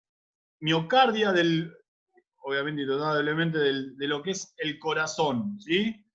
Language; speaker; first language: Spanish; native; Spanish